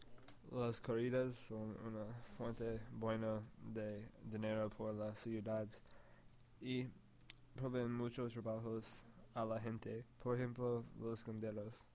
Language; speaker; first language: Spanish; non-native, learner; English